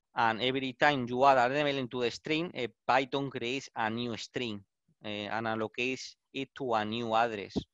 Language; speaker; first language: English; non-native, learner; Spanish